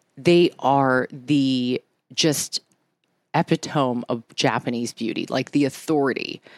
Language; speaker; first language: English; early bilingual, other home language; Japanese